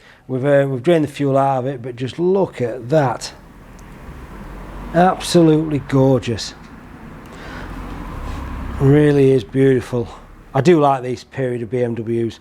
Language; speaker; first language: English; native; English